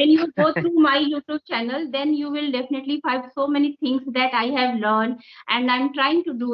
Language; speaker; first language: English; non-native, local second language; Hindi